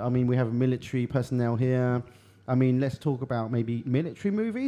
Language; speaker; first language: English; early bilingual, other home language; Cantonese